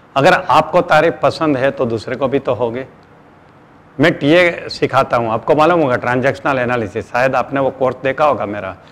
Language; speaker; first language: Hindi; non-native, local second language; Gujarati